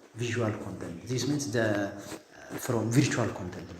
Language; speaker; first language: English; non-native, local second language; Amharic